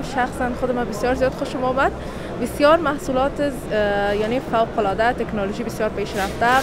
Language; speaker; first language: Persian; native; Persian